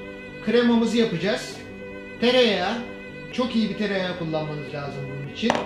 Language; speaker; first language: Turkish; native; Turkish